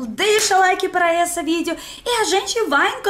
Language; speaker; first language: Portuguese; non-native, learner; Russian